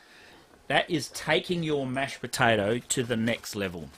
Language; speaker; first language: English; native; English